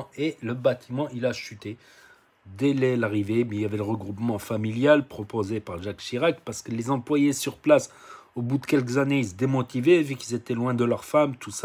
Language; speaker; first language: French; native; French